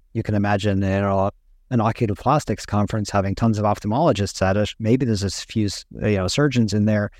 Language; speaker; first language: English; native; English